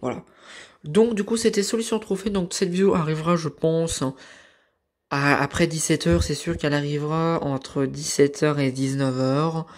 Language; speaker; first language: French; native; French